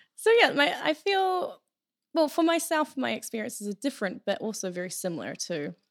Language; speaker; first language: English; native; English